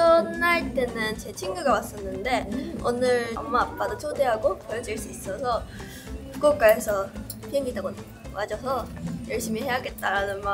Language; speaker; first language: Korean; non-native, fluent; Japanese